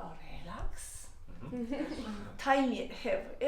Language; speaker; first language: English; non-native, learner; Georgian